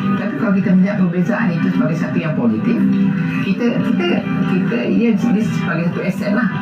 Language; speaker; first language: Malay; native; Malay